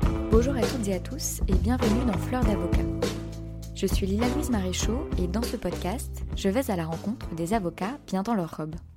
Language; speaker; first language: French; native; French